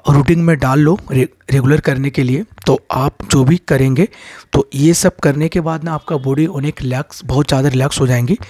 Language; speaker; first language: Hindi; non-native, local second language; Bangla